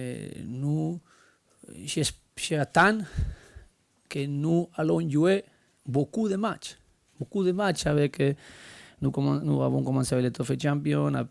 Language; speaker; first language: French; non-native, learner; Spanish